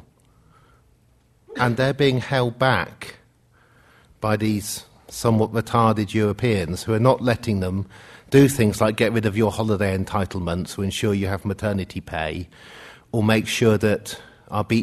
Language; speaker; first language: English; native; English